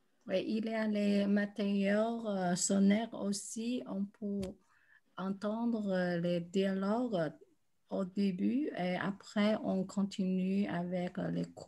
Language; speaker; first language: French; non-native, learner; Chinese